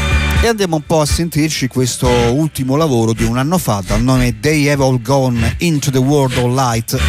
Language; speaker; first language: Italian; native; Italian